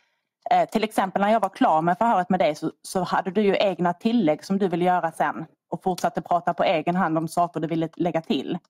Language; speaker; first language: Swedish; native; Swedish